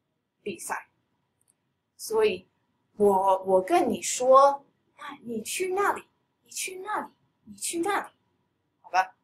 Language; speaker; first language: Chinese; non-native, fluent; English